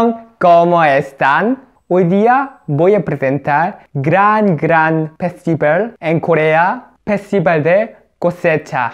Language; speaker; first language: Spanish; non-native, learner; Korean